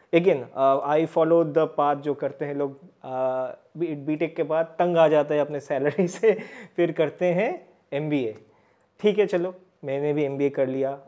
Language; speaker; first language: Hindi; native; Hindi